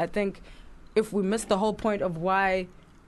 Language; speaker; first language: English; non-native, local second language; Zulu